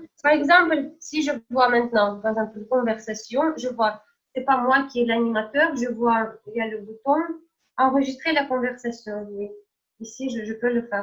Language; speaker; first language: French; non-native, fluent; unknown